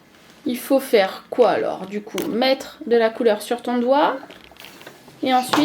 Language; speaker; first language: French; native; French